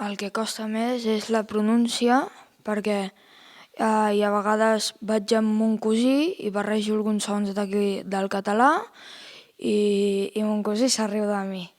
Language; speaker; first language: Catalan; early bilingual, heritage; Russian